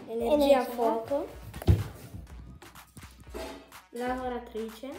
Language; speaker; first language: Italian; native; Italian